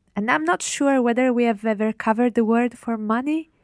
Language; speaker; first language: English; non-native, fluent; Italian